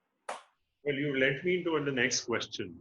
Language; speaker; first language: English; non-native, local second language; Hindi